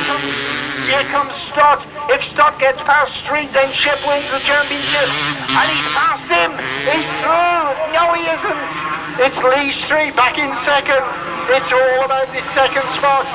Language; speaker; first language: English; native; English